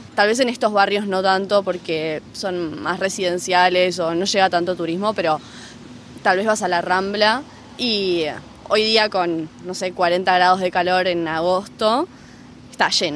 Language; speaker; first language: Spanish; early bilingual, other home language; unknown